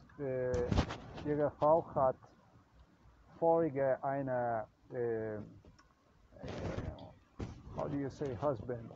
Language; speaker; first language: German; non-native, learner; Slovenian